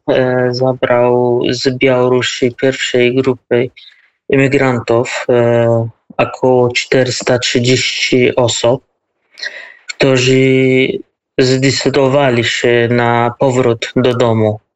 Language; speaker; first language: Polish; non-native, learner; Kurdish